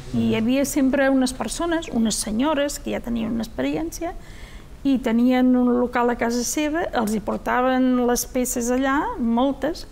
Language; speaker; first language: Catalan; native; Catalan